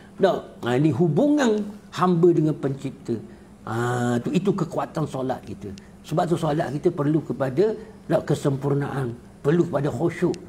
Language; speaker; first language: Malay; native; Malay